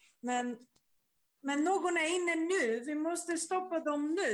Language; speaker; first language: Swedish; non-native, learner; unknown